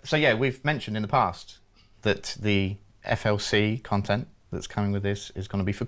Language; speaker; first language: English; native; English